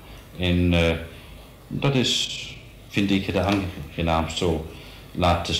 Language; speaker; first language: Dutch; non-native, fluent; Danish